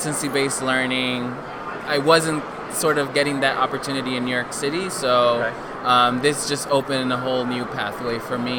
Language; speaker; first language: English; early bilingual, other home language; Spanish